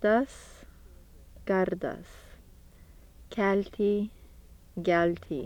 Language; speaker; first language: Lithuanian; early bilingual, heritage; Lithuanian